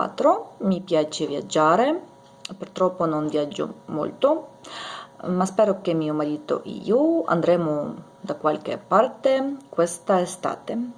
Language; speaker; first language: Italian; non-native, learner; Ukrainian